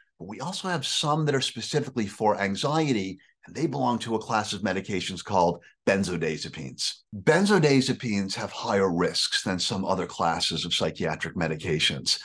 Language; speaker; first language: English; native; English